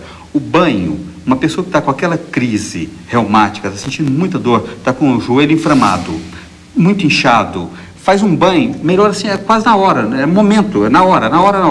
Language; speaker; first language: Portuguese; native; Portuguese